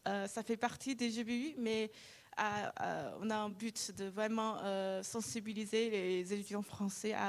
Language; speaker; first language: French; non-native, fluent; Chinese